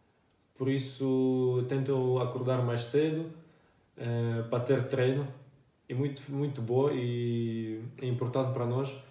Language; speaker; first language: Portuguese; non-native, fluent; Russian